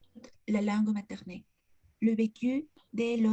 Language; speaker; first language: French; non-native, learner; Spanish